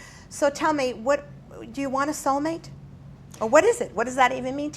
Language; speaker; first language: English; native; English